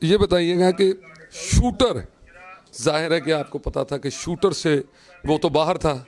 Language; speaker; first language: Urdu; non-native, local second language; Punjabi